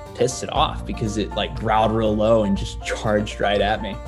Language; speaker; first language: English; native; English